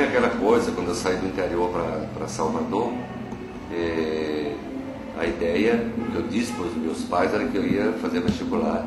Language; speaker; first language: Portuguese; native; Portuguese